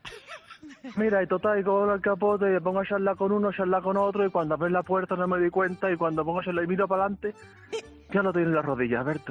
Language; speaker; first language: Spanish; native; Spanish